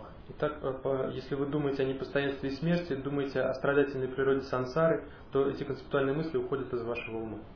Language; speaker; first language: Russian; native; Russian